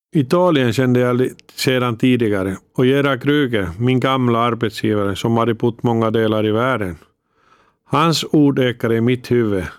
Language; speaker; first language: Swedish; non-native, fluent; Finnish